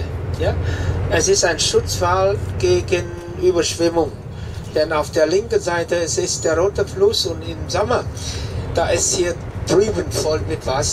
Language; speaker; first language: German; non-native, fluent; Vietnamese